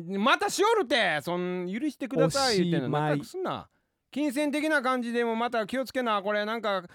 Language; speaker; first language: Japanese; native; Japanese